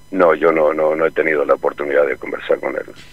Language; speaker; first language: Spanish; native; Spanish